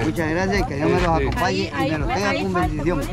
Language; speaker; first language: Spanish; native; Spanish